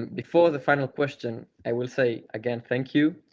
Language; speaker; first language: English; non-native, fluent; Hebrew